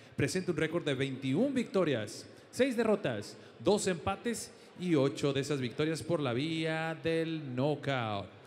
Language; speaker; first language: Spanish; native; Spanish